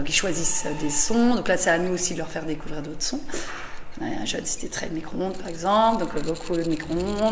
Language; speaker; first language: French; native; French